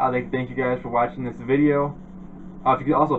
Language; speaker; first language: English; native; English